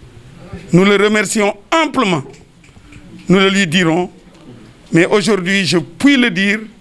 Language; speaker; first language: French; non-native, local second language; Wolof